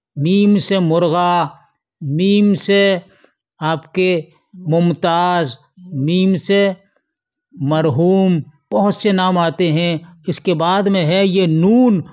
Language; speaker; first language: Hindi; native; Hindi